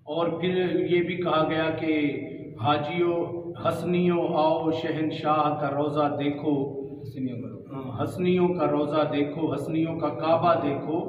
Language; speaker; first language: Urdu; non-native, local second language; Saraiki